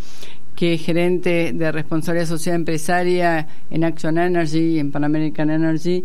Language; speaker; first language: Spanish; native; Spanish